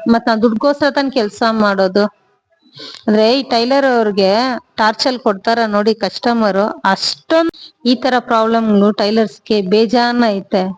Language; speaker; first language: Kannada; non-native, local second language; Tamil